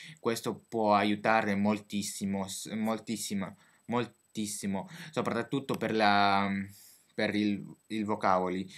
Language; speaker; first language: Italian; non-native, learner; French